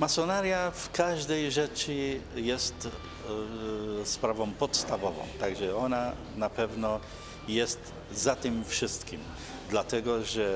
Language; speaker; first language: Polish; non-native, fluent; Arabic